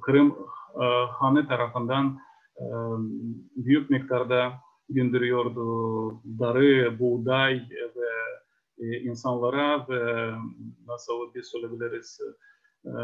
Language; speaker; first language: Turkish; non-native, fluent; Ukrainian